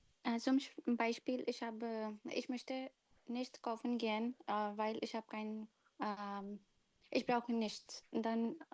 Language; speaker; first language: German; non-native, learner; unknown